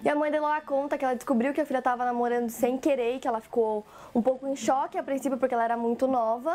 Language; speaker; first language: Portuguese; native; Portuguese